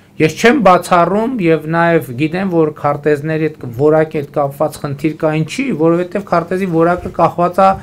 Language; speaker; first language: Armenian; native; Armenian